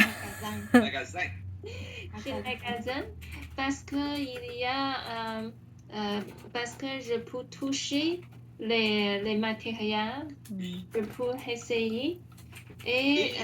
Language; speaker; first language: French; non-native, learner; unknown